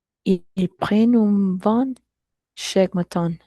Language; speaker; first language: French; non-native, learner; Spanish